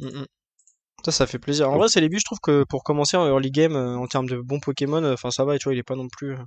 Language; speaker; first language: French; native; French